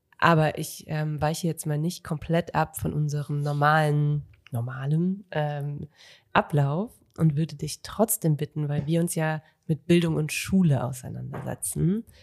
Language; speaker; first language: German; native; German